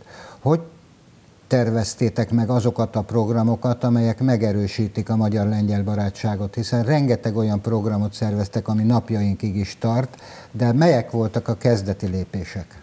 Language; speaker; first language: Hungarian; native; Hungarian